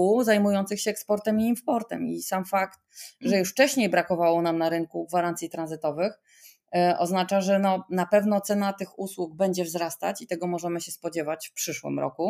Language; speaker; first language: Polish; native; Polish